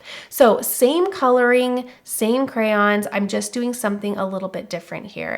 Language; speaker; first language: English; native; English